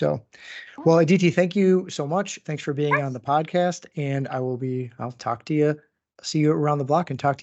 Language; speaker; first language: English; native; English